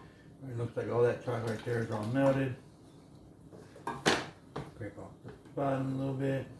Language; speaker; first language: English; native; English